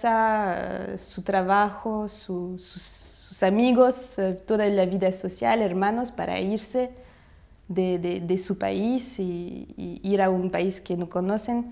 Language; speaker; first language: Spanish; non-native, fluent; Russian